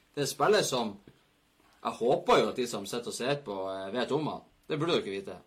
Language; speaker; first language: Norwegian; native; Norwegian